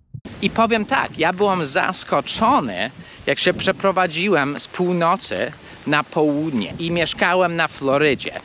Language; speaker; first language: Polish; non-native, fluent; English